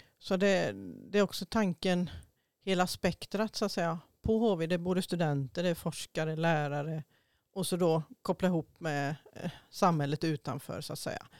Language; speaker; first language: Swedish; native; Swedish